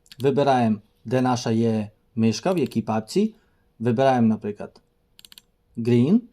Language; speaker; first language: Ukrainian; native; Ukrainian